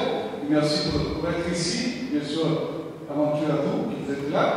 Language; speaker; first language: French; non-native, fluent; Italian